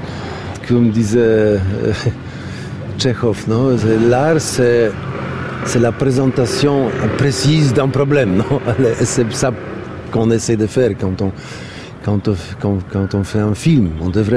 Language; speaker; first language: French; non-native, fluent; Polish